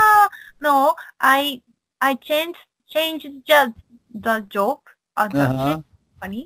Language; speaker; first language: English; non-native, learner; Japanese